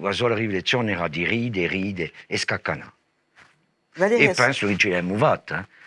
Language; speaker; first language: Italian; non-native, learner; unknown